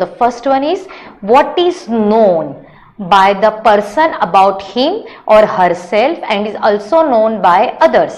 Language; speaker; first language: English; non-native, local second language; Hindi